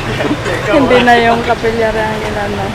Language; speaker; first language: Filipino; native; Filipino